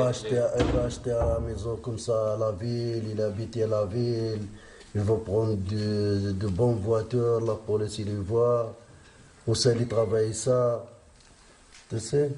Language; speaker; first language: French; non-native, learner; Arabic